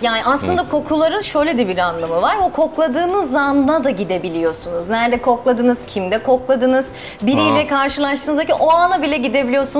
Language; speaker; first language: Turkish; native; Turkish